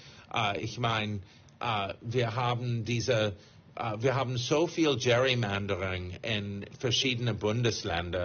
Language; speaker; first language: German; non-native, fluent; English